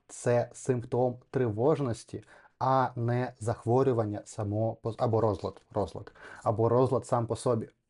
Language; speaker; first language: Ukrainian; non-native, local second language; Russian